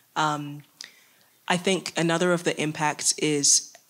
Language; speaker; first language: English; native; English